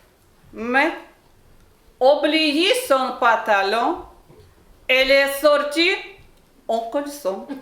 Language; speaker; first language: French; non-native, learner; Ukrainian